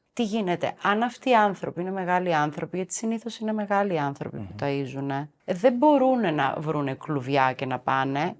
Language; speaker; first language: Greek; early bilingual, heritage; Greek